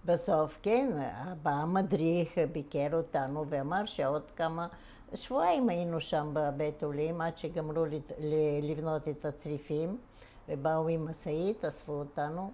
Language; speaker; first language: Hebrew; non-native, fluent; Bulgarian